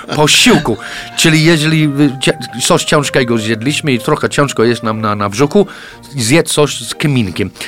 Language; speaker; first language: Polish; non-native, fluent; English